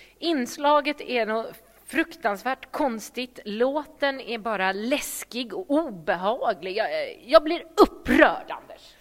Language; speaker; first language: Swedish; native; Swedish